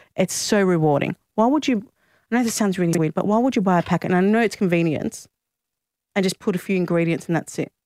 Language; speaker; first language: English; non-native, local second language; Greek